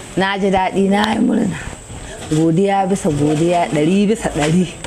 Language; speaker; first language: Hausa; native; Hausa